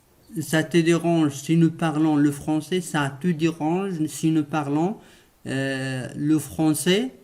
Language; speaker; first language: French; non-native, local second language; Arabic